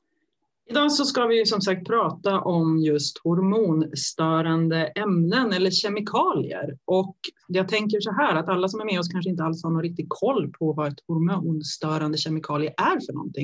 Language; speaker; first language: Swedish; native; Swedish